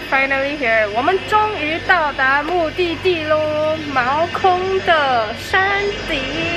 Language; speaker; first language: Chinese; early bilingual, heritage; Chinese